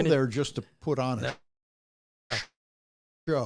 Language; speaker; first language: English; native; English